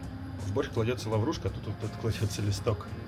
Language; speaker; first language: Russian; native; Russian